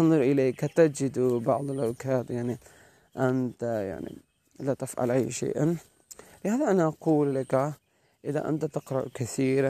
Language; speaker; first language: Arabic; non-native, learner; Malay